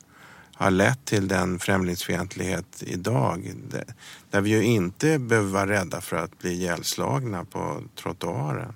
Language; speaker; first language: Swedish; early bilingual, other home language; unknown